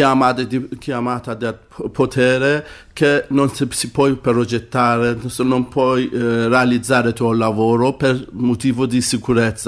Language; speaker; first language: Italian; non-native, learner; Persian